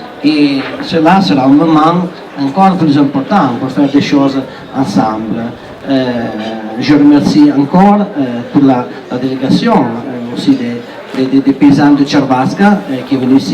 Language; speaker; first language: French; non-native, learner; Italian